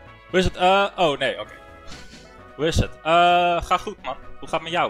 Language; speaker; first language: Dutch; early bilingual, heritage; Dutch